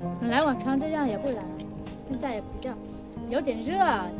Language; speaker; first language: Chinese; non-native, learner; Vietnamese